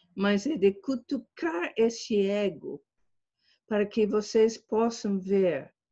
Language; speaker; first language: Portuguese; non-native, fluent; English